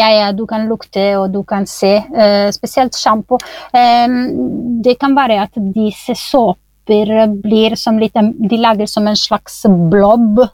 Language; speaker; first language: Norwegian; non-native, fluent; Italian